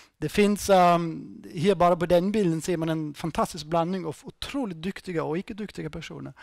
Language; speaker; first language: Swedish; non-native, fluent; German